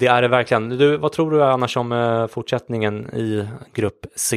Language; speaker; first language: Swedish; native; Swedish